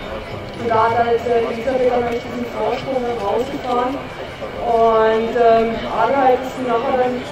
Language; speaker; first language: German; native; German